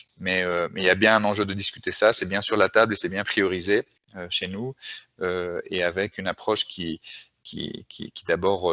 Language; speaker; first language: French; native; French